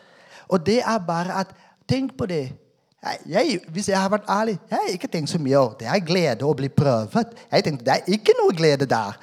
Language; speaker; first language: Norwegian; non-native, fluent; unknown